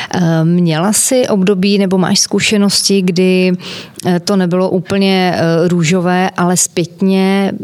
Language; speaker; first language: Czech; native; Czech